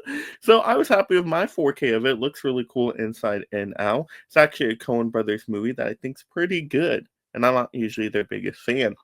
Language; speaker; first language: English; native; English